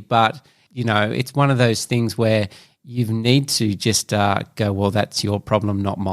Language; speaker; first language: English; native; English